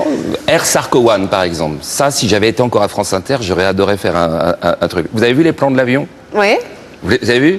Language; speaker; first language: French; native; French